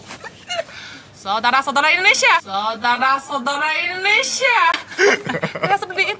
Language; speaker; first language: Indonesian; non-native, fluent; Chinese